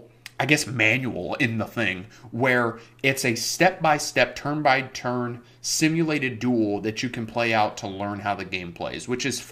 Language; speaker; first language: English; native; English